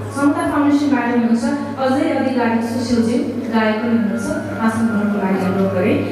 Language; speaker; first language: Nepali; native; Nepali